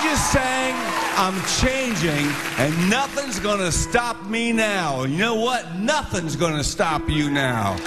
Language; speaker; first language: English; native; English